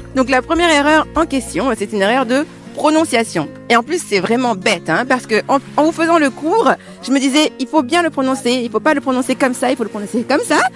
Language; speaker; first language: French; native; French